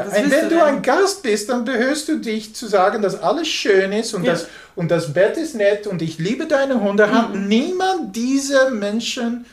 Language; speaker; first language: German; non-native, learner; English